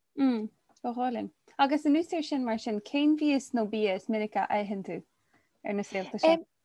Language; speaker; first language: Irish; non-native, local second language; English